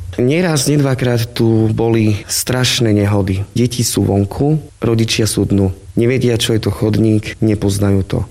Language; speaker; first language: Slovak; non-native, local second language; Romany